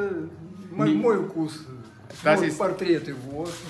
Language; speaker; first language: Russian; native; Russian